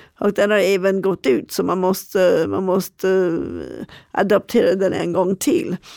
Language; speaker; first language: Swedish; non-native, fluent; English